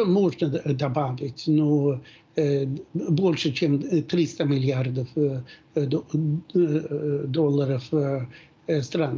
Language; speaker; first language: Russian; non-native, fluent; Swedish